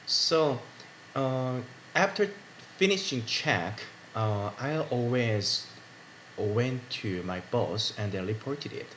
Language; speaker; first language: English; non-native, learner; Korean